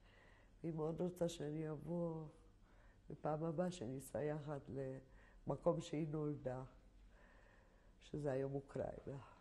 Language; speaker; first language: Hebrew; non-native, fluent; Polish